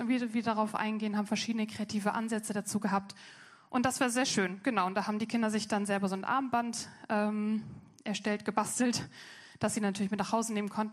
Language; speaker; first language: German; native; German